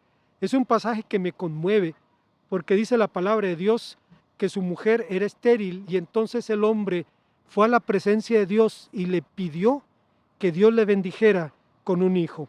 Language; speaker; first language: Spanish; native; Spanish